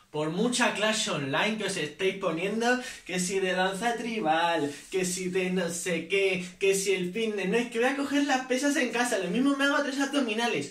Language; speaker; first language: Spanish; native; Spanish